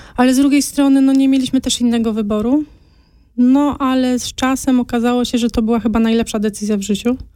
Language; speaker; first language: Polish; native; Polish